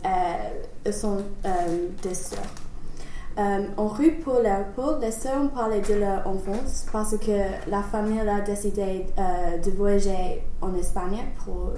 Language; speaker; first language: French; non-native, learner; English